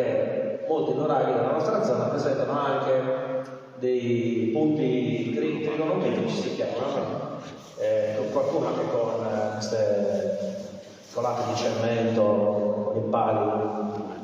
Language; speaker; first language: Italian; native; Italian